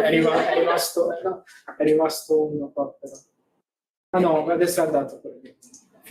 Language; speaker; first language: Italian; non-native, fluent; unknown